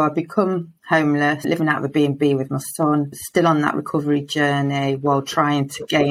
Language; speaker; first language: English; native; English